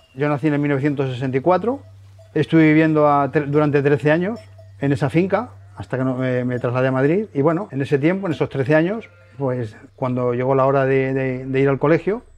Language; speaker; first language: Spanish; native; Spanish